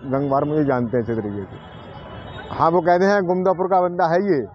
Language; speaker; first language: Hindi; native; Hindi